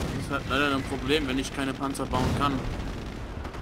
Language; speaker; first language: German; native; German